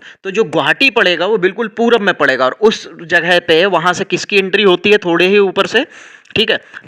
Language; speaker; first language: Hindi; native; Hindi